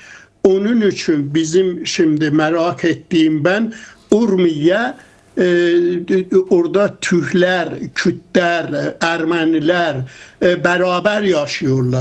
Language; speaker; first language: Turkish; non-native, fluent; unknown